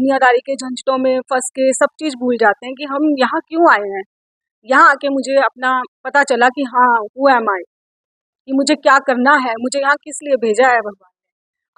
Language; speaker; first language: Hindi; native; Hindi